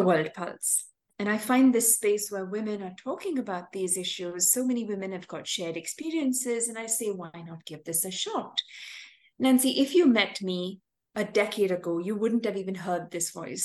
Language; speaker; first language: English; non-native, local second language; Tamil